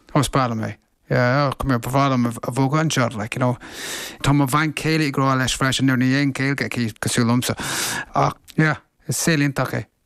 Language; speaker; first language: Irish; non-native, local second language; English